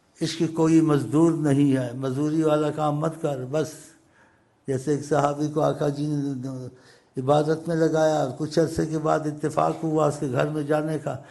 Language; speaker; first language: Urdu; non-native, local second language; Saraiki